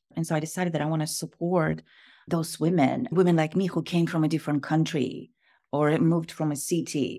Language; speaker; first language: English; non-native, fluent; Russian